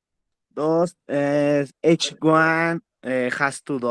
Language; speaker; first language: English; non-native, learner; Spanish